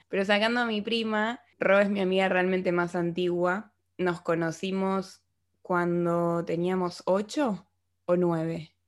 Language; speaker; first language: Spanish; native; Spanish